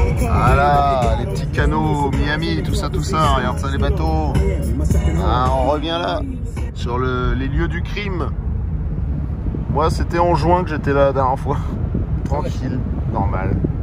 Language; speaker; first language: French; native; French